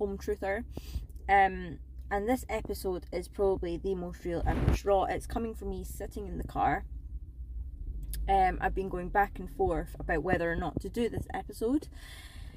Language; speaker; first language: English; native; English